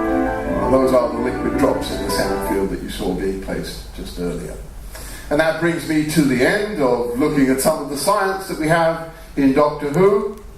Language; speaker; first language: English; native; English